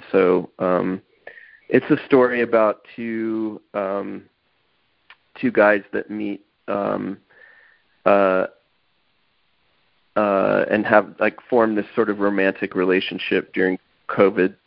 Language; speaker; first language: English; native; English